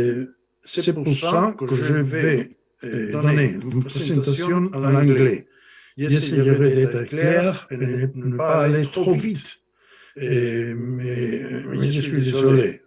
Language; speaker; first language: French; non-native, learner; Spanish